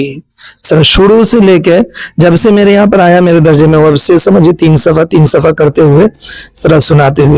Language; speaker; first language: Urdu; native; Urdu